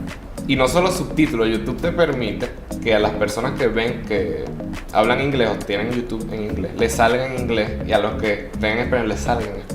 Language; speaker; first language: Spanish; native; Spanish